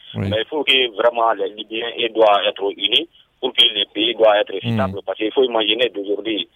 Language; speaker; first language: French; non-native, local second language; Bambara